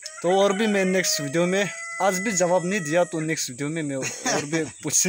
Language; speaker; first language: Hindi; non-native, local second language; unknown